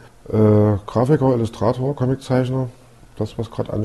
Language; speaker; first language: German; native; German